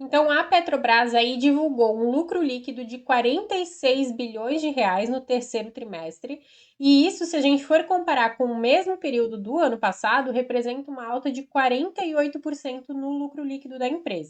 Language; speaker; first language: Portuguese; native; Portuguese